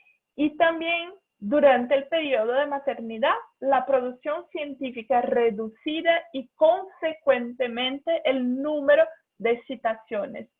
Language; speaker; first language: Spanish; non-native, fluent; Portuguese